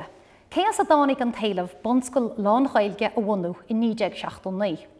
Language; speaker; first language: Irish; non-native, local second language; English